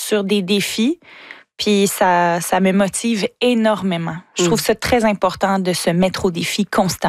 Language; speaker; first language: French; native; French